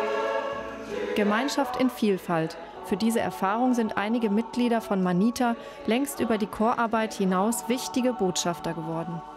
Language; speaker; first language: German; native; German